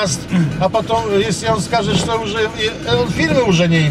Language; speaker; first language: Russian; non-native, learner; Polish